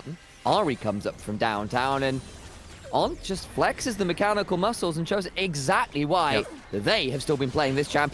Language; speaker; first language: English; native; English